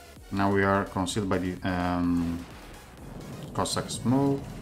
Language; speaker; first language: English; non-native, fluent; Italian